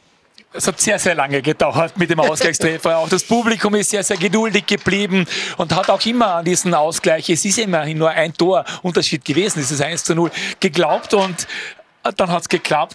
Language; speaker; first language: German; native; German